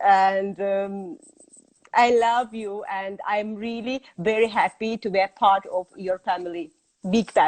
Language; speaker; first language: English; non-native, learner; Azerbaijani